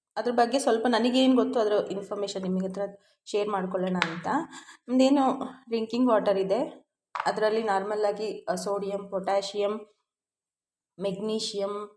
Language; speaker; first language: Kannada; native; Kannada